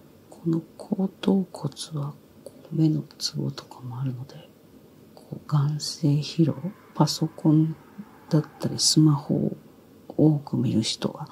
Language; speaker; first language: Japanese; native; Japanese